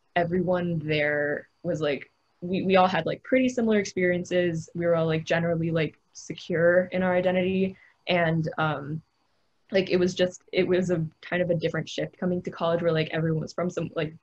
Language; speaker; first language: English; native; English